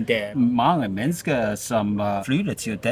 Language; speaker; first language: Danish; non-native, learner; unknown